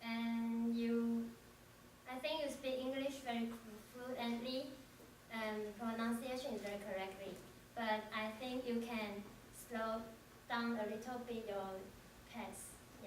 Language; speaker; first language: English; non-native, learner; Chinese